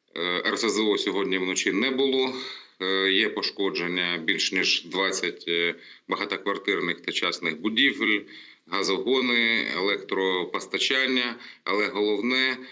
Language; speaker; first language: Ukrainian; non-native, local second language; Russian